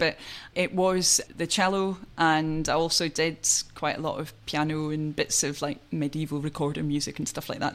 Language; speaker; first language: English; native; English